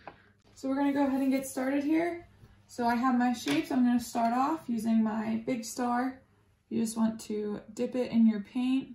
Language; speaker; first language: English; native; English